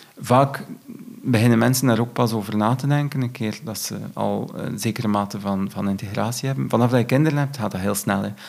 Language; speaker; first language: Dutch; native; Dutch